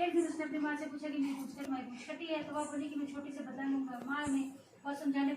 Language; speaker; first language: Hindi; native; Hindi